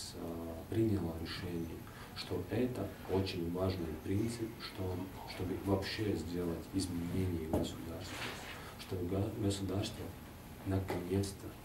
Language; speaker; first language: Russian; non-native, local second language; Latvian